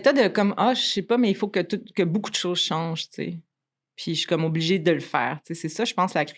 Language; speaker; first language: French; native; French